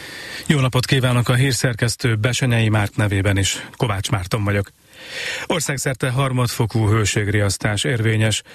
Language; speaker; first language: Hungarian; native; Hungarian